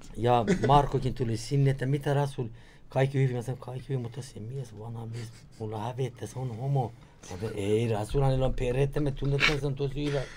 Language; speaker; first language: Finnish; non-native, fluent; Persian